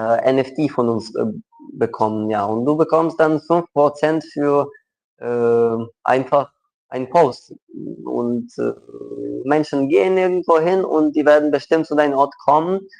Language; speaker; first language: German; non-native, local second language; Ukrainian